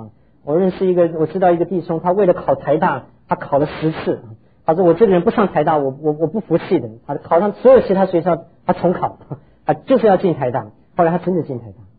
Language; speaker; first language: Chinese; native; Chinese